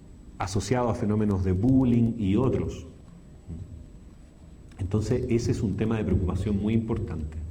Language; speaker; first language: Spanish; native; Spanish